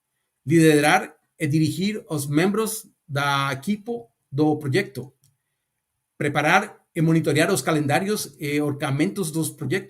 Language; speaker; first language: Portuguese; non-native, learner; Spanish